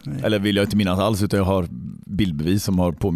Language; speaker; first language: Swedish; native; Swedish